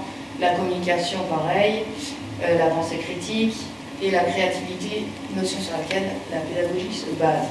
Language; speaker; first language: French; native; French